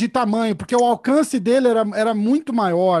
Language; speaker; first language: Portuguese; native; Portuguese